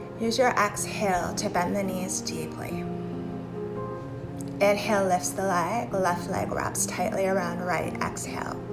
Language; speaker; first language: English; native; English